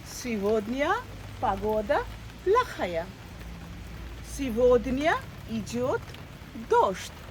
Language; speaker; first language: Russian; non-native, fluent; Bangla